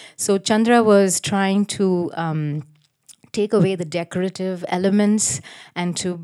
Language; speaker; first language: English; native; English